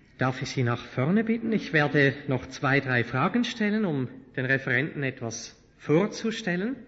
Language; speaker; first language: German; native; German